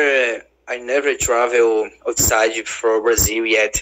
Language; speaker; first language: English; non-native, learner; Portuguese